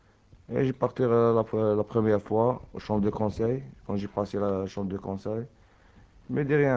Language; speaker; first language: French; non-native, learner; Arabic